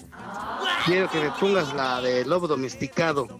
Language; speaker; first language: Spanish; native; Spanish